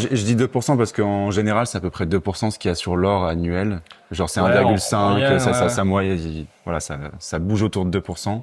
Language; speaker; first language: French; native; French